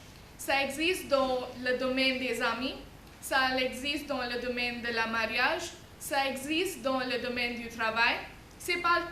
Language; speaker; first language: French; non-native, fluent; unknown